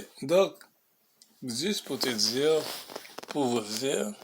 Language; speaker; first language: French; non-native, local second language; Haitian Creole